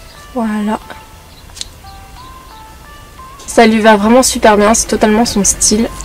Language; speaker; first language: French; native; French